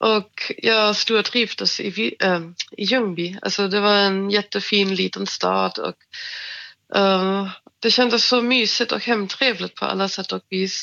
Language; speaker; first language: Swedish; non-native, fluent; German